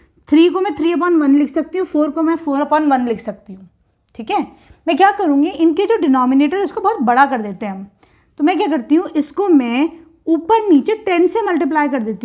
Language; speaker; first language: Hindi; native; Hindi